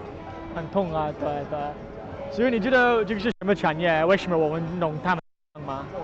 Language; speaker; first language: Chinese; non-native, learner; English